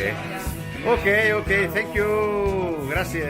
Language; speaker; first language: Catalan; native; Catalan